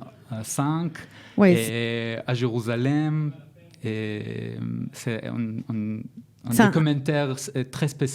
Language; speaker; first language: French; non-native, learner; Hebrew